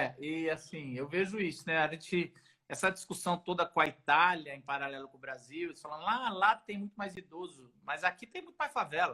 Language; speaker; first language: Portuguese; native; Portuguese